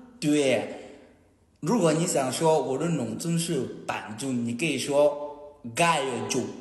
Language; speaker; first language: Chinese; non-native, fluent; Ghomala